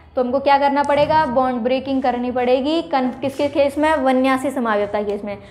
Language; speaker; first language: Hindi; native; Hindi